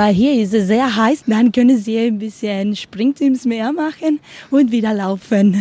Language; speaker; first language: German; non-native, learner; Spanish